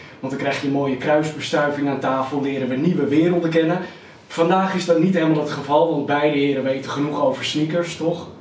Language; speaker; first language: Dutch; native; Dutch